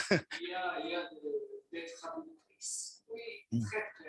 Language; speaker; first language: French; non-native, learner; Maltese